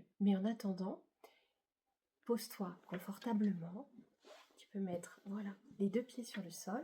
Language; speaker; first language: French; native; French